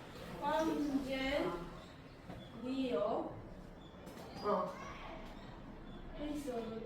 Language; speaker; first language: Chinese; non-native, learner; English